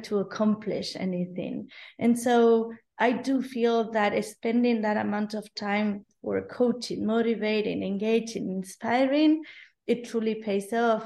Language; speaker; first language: English; non-native, fluent; Spanish